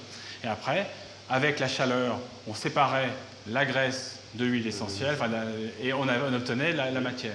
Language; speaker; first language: French; native; French